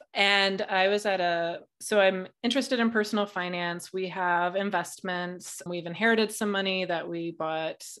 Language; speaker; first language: English; native; English